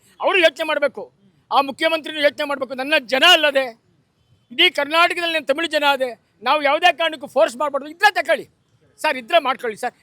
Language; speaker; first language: Kannada; native; Kannada